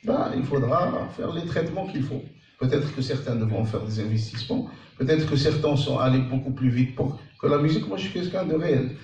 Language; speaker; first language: French; non-native, local second language; Arabic